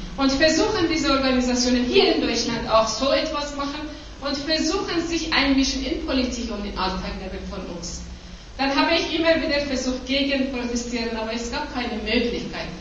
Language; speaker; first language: German; non-native, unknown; Persian